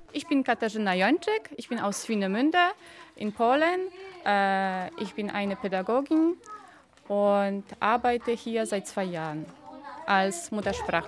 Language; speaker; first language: German; non-native, fluent; Polish